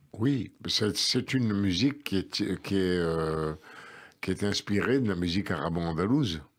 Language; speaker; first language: French; native; French